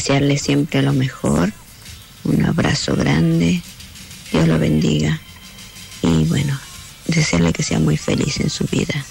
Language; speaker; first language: Spanish; native; Spanish